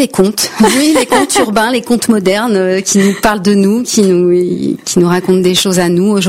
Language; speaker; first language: French; native; French